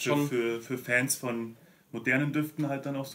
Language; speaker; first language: German; native; German